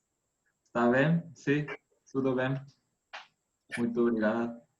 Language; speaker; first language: Portuguese; non-native, fluent; Spanish